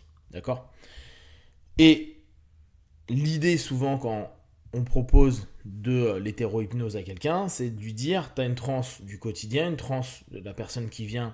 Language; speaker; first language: French; native; French